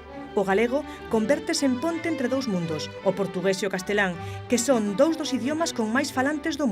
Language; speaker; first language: Galician; native; Galician